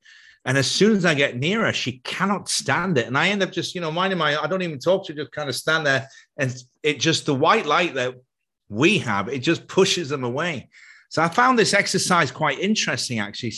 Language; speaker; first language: English; native; English